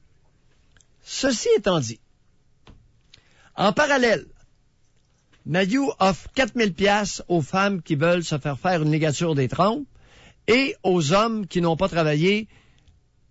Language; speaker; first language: French; native; French